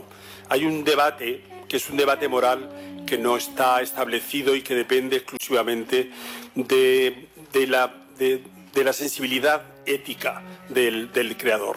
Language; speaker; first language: Spanish; native; Spanish